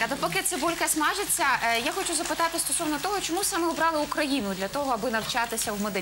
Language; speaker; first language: Ukrainian; native; Ukrainian